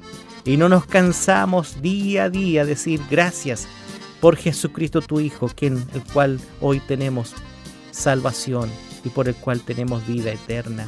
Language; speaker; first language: Spanish; native; Spanish